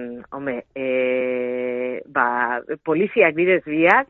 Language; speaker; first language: Basque; non-native, local second language; Spanish